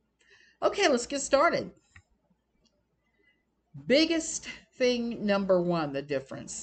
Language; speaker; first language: English; native; English